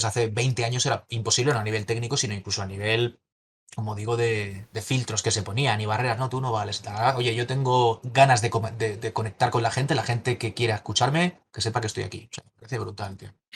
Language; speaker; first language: Spanish; native; Spanish